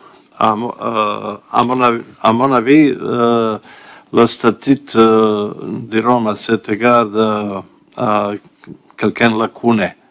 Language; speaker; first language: French; non-native, learner; Bosnian